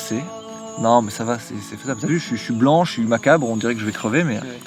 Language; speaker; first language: French; native; French